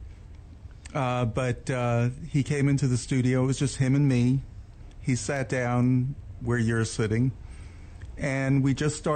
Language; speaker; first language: English; native; English